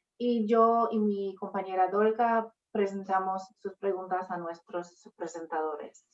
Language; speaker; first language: Spanish; non-native, fluent; English